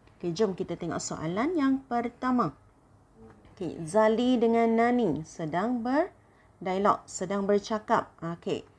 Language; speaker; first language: Malay; non-native, local second language; Chinese